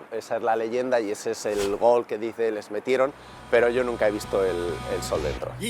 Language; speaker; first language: Spanish; native; Spanish